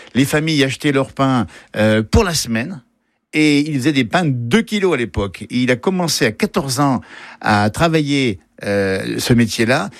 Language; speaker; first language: French; native; French